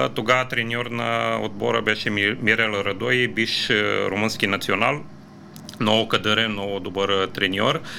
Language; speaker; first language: Bulgarian; non-native, fluent; Romanian